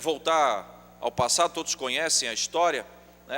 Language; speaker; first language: Portuguese; native; Portuguese